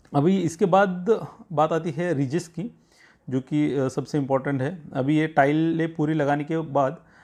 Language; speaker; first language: Hindi; non-native, local second language; Marathi